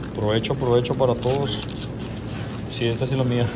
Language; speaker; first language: Spanish; early bilingual, heritage; Spanish